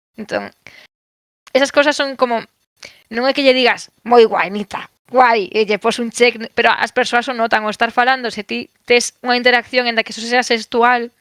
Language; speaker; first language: Galician; non-native, local second language; Spanish